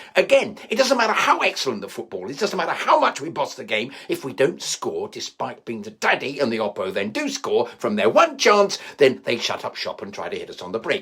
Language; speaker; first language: English; native; English